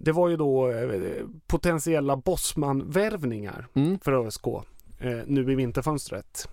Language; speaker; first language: Swedish; native; Swedish